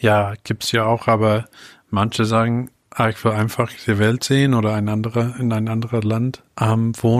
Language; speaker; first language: German; non-native, fluent; English